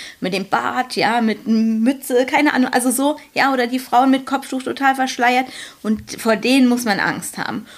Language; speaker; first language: German; native; German